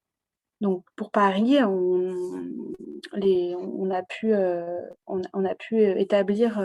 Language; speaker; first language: French; native; French